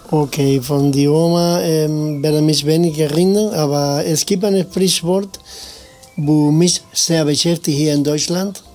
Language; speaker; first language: German; non-native, fluent; Spanish